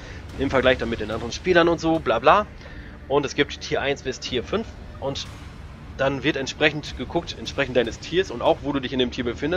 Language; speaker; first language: German; native; German